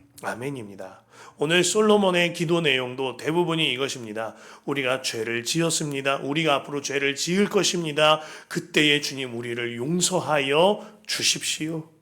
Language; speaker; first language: Korean; native; Korean